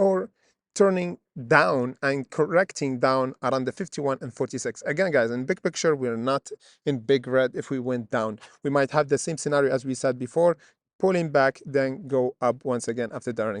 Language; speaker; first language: English; non-native, fluent; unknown